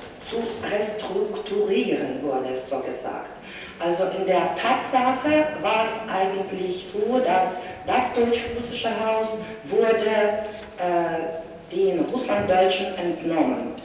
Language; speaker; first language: German; non-native, fluent; Russian